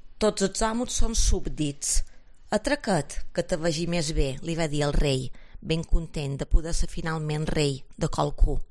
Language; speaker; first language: Catalan; native; Catalan